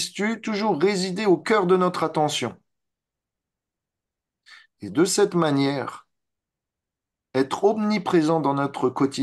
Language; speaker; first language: French; native; French